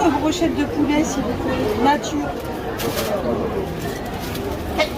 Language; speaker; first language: French; non-native, learner; Thai